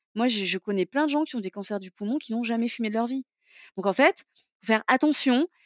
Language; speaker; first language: French; native; French